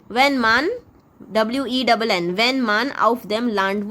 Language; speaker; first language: German; non-native, fluent; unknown